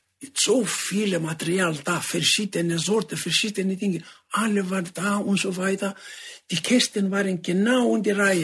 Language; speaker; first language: German; non-native, fluent; Greek